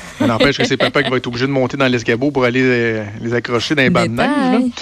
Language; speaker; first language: French; native; French